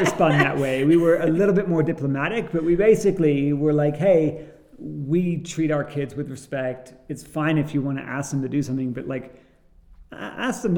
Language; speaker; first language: English; native; English